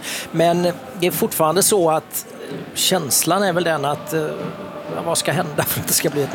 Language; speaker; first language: Swedish; native; Swedish